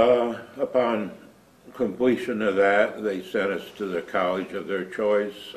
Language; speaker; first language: English; native; English